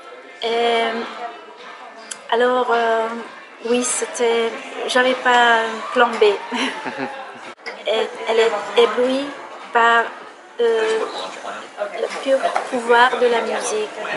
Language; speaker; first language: French; non-native, fluent; Hungarian